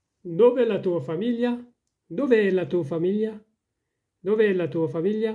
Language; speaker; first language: Italian; non-native, learner; Persian